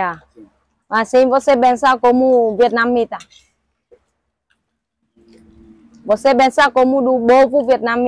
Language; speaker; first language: Portuguese; non-native, learner; Vietnamese